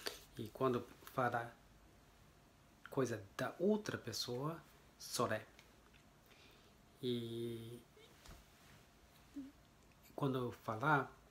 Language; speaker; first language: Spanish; non-native, learner; Japanese